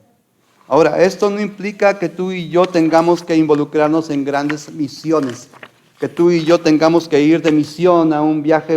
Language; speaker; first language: Spanish; native; Spanish